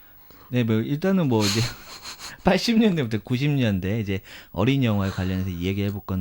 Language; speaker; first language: Korean; native; Korean